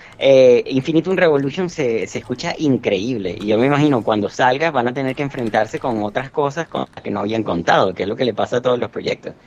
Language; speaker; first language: Spanish; native; Spanish